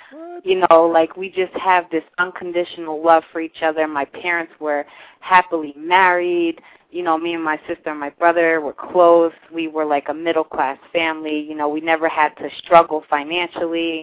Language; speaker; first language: English; native; English